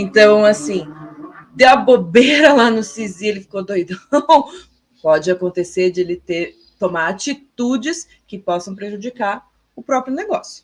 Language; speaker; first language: Portuguese; native; Portuguese